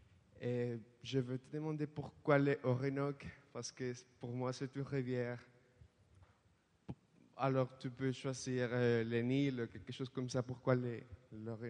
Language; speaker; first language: French; non-native, learner; Spanish